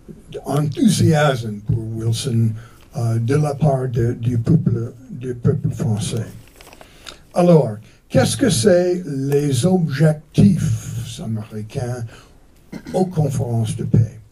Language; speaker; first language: French; non-native, fluent; English